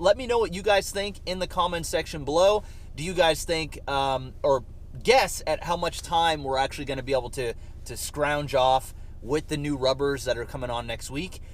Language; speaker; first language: English; native; English